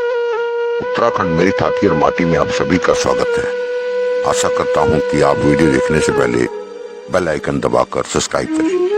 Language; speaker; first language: Hindi; native; Hindi